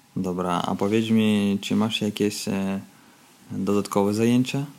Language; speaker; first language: Polish; non-native, learner; Russian